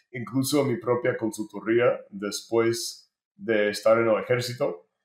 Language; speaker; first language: Spanish; non-native, fluent; English